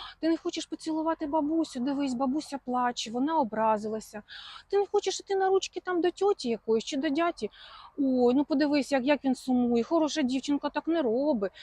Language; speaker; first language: Ukrainian; non-native, local second language; Russian